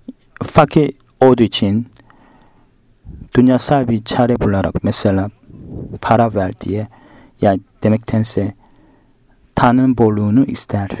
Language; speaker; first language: Turkish; non-native, fluent; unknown